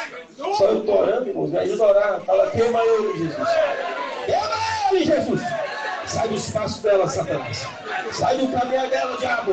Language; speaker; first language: Portuguese; native; Portuguese